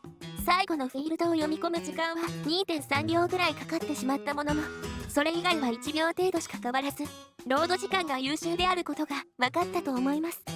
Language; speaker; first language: Japanese; native; Japanese